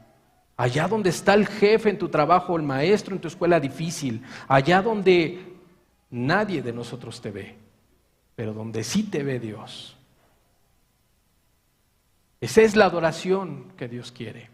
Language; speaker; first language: Spanish; native; Spanish